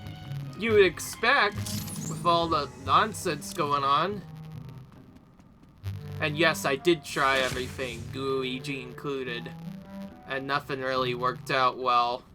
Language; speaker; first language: English; native; English